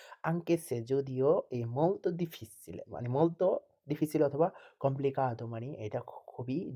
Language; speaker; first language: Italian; non-native, learner; Bangla